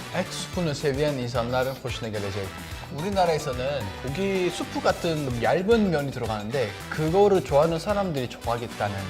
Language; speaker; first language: Korean; non-native, fluent; Azerbaijani